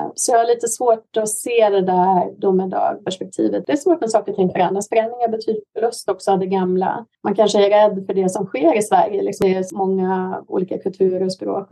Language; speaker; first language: Swedish; native; Swedish